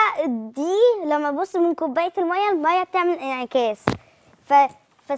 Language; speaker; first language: Arabic; native; Arabic